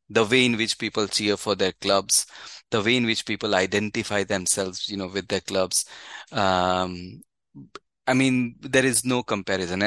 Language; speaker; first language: English; non-native, local second language; Gujarati